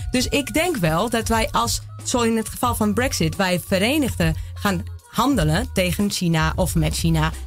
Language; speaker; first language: Dutch; non-native, fluent; Spanish